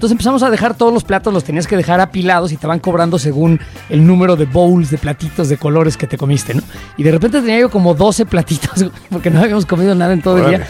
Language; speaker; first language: Spanish; native; Spanish